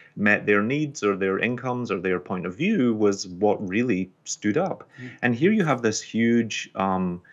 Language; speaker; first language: English; non-native, local second language; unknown